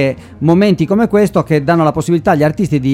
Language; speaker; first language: Italian; native; Italian